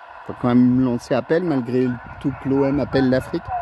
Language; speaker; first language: French; native; French